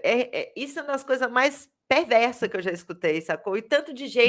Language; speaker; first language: Portuguese; native; Portuguese